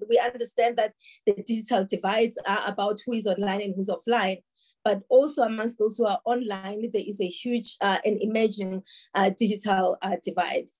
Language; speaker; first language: English; non-native, local second language; Tsonga